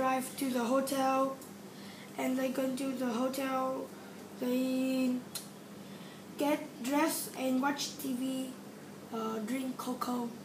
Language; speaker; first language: English; non-native, learner; Vietnamese